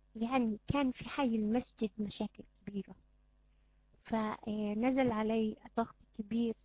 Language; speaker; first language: Arabic; non-native, fluent; French